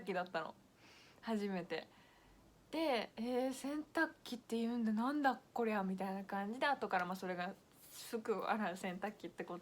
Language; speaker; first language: Japanese; non-native, fluent; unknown